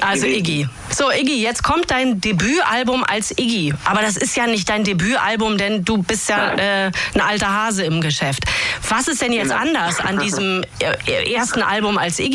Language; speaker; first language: German; native; German